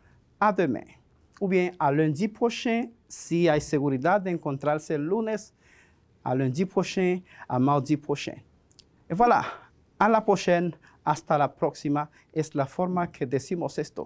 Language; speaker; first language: French; non-native, fluent; Spanish